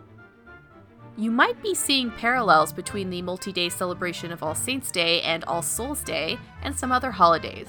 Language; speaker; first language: English; native; English